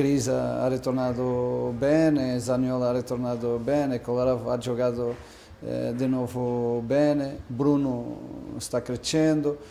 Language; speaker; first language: Italian; non-native, fluent; Portuguese